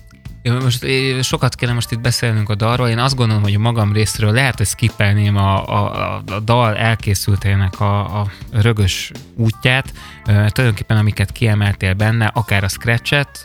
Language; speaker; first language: Hungarian; native; Hungarian